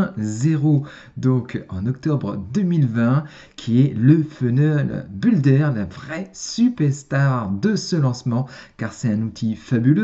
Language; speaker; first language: French; native; French